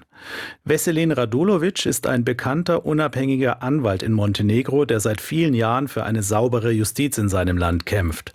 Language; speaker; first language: German; native; German